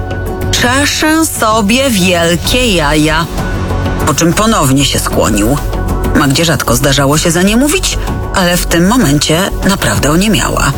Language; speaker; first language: Polish; native; Polish